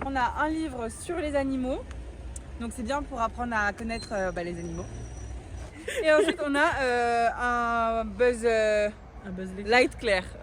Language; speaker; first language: French; native; French